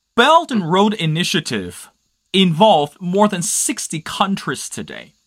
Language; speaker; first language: English; non-native, fluent; Chinese